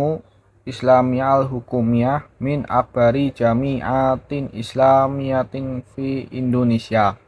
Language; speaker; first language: Arabic; non-native, learner; Indonesian